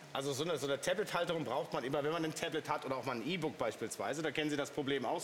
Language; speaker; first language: German; native; German